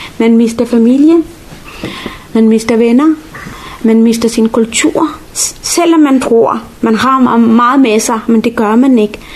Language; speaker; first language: Danish; non-native, fluent; Tamil